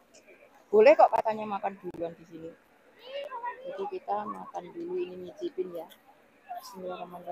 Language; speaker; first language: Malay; non-native, local second language; Javanese